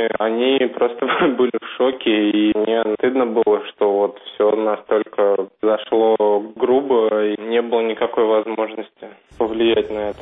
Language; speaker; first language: Russian; native; Russian